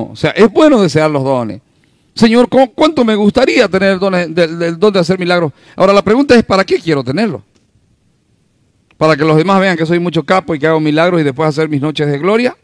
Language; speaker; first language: Spanish; native; Spanish